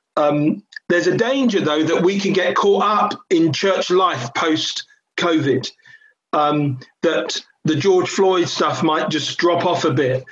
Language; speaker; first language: English; native; English